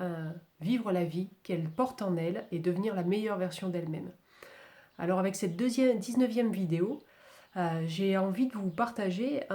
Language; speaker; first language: French; native; French